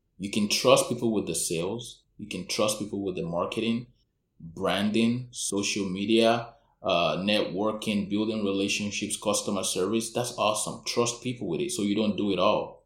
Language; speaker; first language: English; non-native, local second language; Yoruba